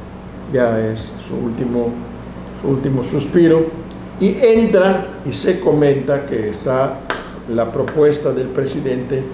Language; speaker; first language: Spanish; native; Spanish